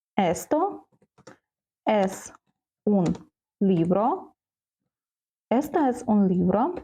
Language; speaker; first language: Spanish; non-native, fluent; Ukrainian